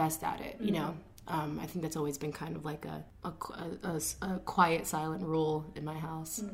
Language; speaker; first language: English; native; English